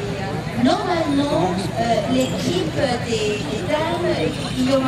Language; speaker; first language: French; non-native, fluent; English